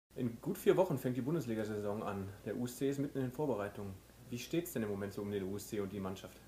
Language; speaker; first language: German; native; German